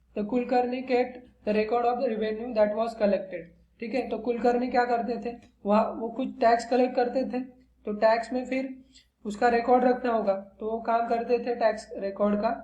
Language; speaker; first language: Hindi; non-native, local second language; Marathi